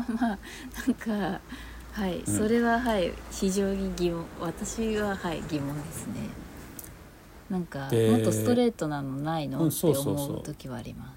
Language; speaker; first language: Japanese; native; Japanese